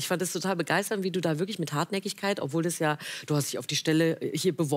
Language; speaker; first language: German; native; German